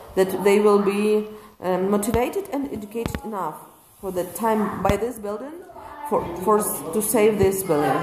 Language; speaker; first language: English; non-native, fluent; Ukrainian